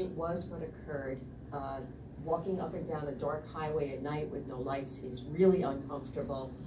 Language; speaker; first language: English; native; English